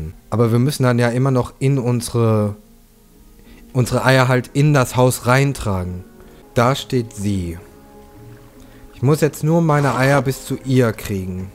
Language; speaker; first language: German; native; German